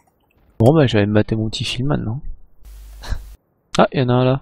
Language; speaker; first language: French; native; French